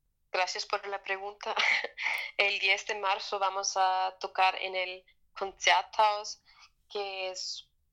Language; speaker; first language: Spanish; non-native, fluent; German